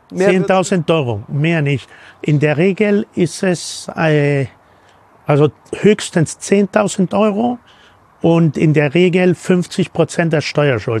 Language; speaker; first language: German; non-native, fluent; Spanish